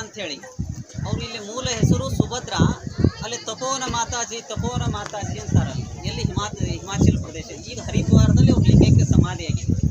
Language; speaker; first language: Kannada; native; Kannada